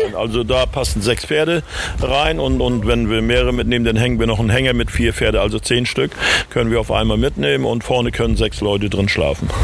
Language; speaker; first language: German; native; German